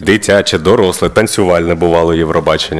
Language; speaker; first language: Ukrainian; native; Ukrainian